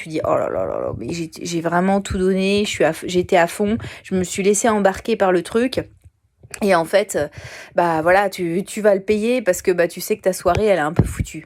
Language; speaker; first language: French; native; French